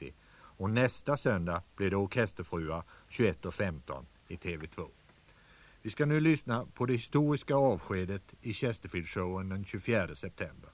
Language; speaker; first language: Swedish; native; Swedish